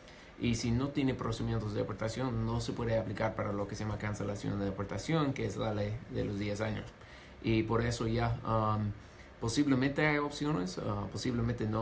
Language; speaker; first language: Spanish; non-native, fluent; English